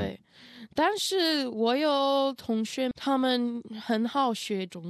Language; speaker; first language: Chinese; non-native, learner; Russian